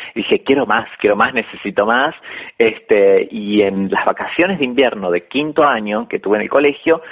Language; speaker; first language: Spanish; native; Spanish